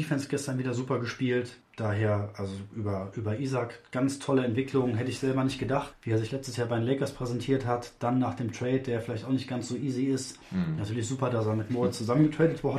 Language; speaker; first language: German; native; German